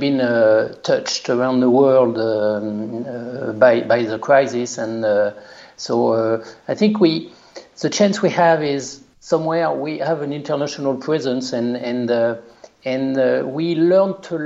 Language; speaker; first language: English; non-native, fluent; French